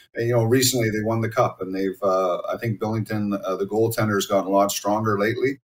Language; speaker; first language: English; native; English